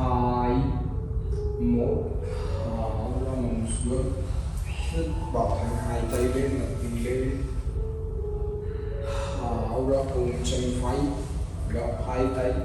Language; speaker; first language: Vietnamese; non-native, fluent; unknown